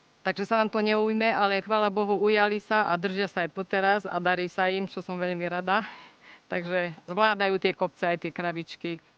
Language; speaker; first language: Slovak; native; Slovak